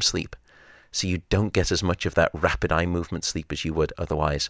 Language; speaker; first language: English; native; English